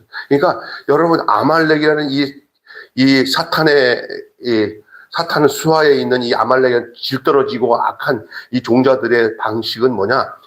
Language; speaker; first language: Korean; native; Korean